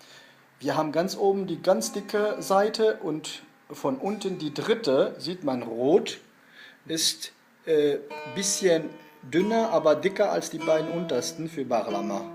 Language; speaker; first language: German; early bilingual, other home language; Kurdish